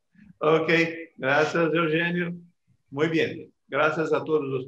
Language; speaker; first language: Portuguese; non-native, learner; Spanish